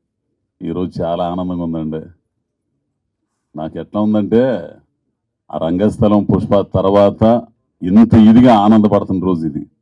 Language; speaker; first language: Telugu; native; Telugu